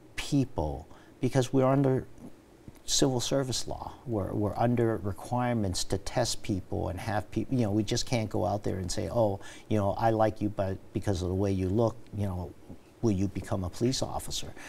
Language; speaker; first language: English; native; English